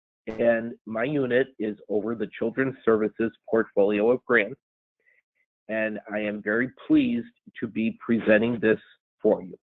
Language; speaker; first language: English; native; English